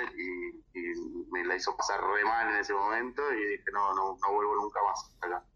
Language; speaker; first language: Spanish; native; Spanish